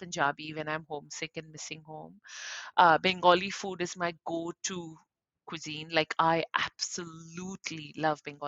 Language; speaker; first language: English; non-native, local second language; Punjabi